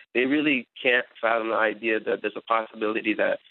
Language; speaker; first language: English; native; English